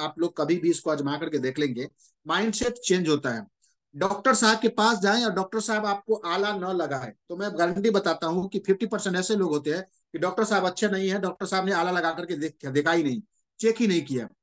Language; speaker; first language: Hindi; native; Hindi